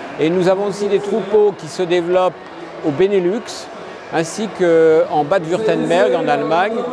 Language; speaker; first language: French; native; French